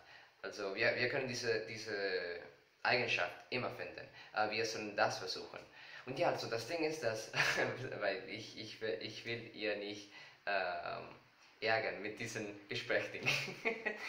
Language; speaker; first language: German; non-native, learner; Spanish